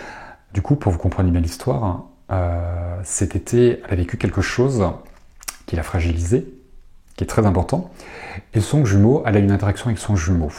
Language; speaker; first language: French; native; French